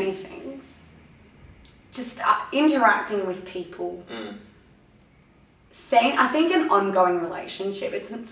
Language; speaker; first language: English; native; English